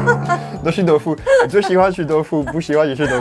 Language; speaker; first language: Chinese; non-native, fluent; French